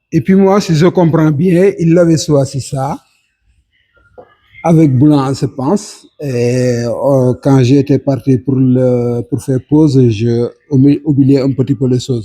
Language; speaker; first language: French; non-native, local second language; Wolof